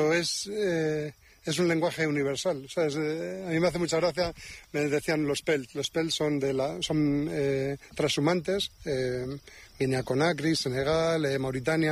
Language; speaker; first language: Spanish; native; Spanish